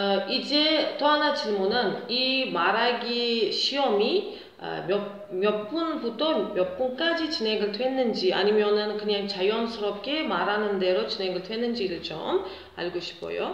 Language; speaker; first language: Korean; non-native, fluent; Uzbek